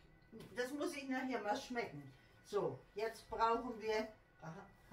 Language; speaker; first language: German; native; German